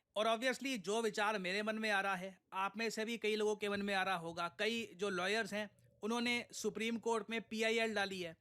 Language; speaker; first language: Hindi; native; Hindi